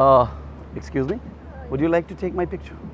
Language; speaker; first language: English; non-native, learner; Persian